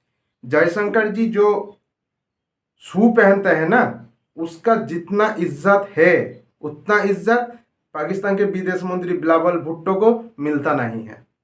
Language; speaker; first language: Hindi; non-native, local second language; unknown